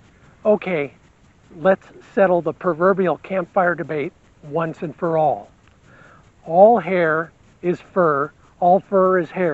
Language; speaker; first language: English; native; English